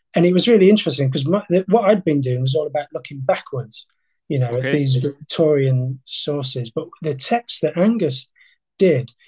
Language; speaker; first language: English; native; English